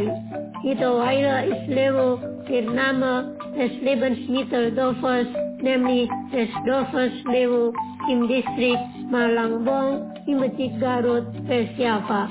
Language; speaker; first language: German; non-native, fluent; Indonesian